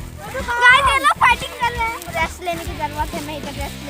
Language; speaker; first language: Hindi; non-native, local second language; Assamese